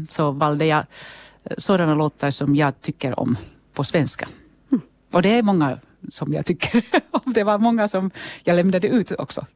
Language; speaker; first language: Swedish; non-native, local second language; Finnish